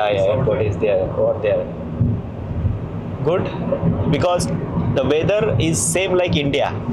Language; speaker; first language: English; non-native, local second language; Hindi